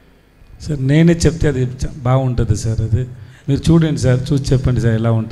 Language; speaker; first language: Telugu; non-native, learner; Tamil